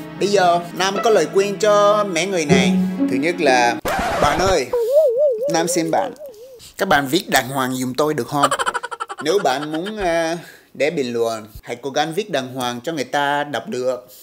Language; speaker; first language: Vietnamese; non-native, fluent; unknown